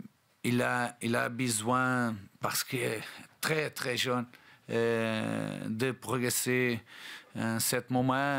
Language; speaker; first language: French; non-native, learner; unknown